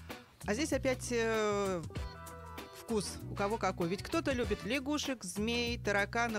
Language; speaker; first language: Russian; native; Russian